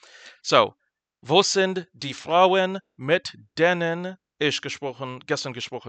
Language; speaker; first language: German; non-native, fluent; English